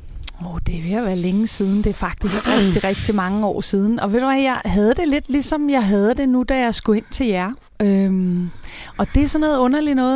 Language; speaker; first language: Danish; native; Danish